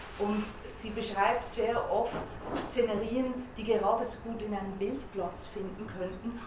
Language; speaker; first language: German; native; German